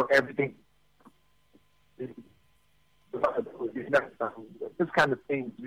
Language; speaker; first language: English; non-native, local second language; Yoruba